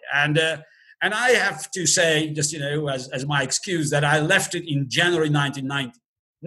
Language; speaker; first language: English; non-native, fluent; Russian